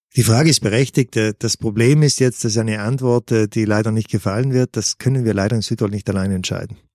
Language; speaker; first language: German; native; German